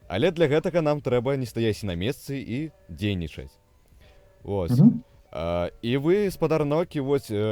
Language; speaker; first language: Belarusian; native; Belarusian